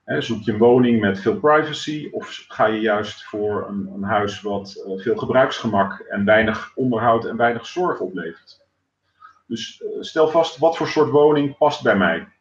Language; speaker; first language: Dutch; native; Dutch